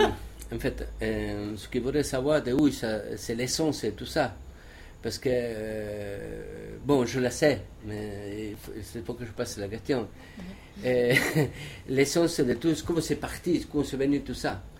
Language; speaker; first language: French; non-native, learner; Spanish